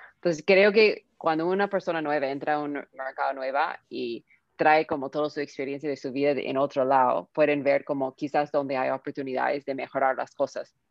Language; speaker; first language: Spanish; non-native, fluent; English